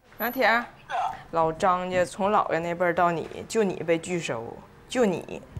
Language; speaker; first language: Chinese; native; Chinese